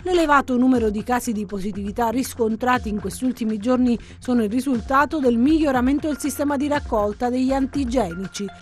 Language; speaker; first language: Italian; native; Italian